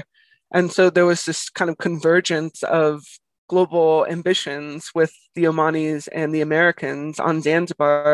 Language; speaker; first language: English; native; English